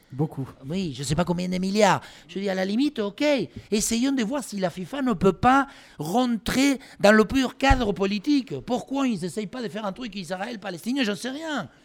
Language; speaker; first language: French; non-native, fluent; Spanish